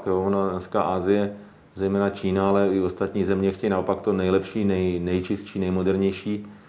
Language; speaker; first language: Czech; native; Czech